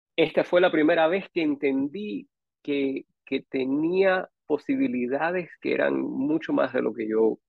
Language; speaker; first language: Spanish; native; Spanish